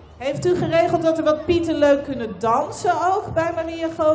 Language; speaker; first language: Dutch; native; Dutch